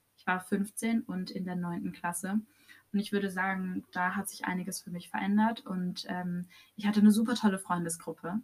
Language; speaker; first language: German; early bilingual, other home language; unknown